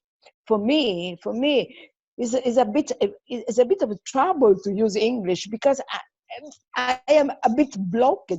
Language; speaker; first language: English; non-native, fluent; Italian